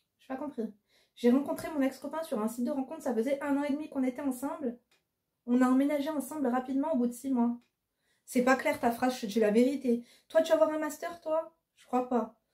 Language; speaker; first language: French; native; French